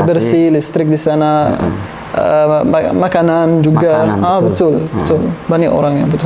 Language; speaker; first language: Indonesian; non-native, learner; Arabic